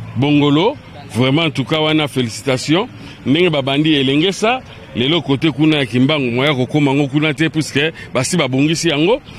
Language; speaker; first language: Lingala; native; Lingala